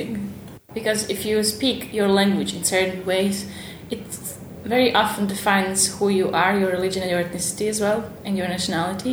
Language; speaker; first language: English; non-native, fluent; Bosnian